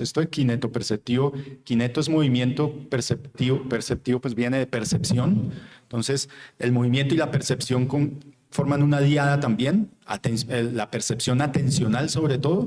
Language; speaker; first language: Spanish; native; Spanish